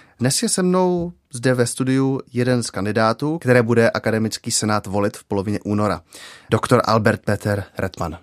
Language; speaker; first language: Czech; native; Czech